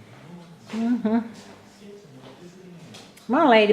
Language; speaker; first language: English; native; English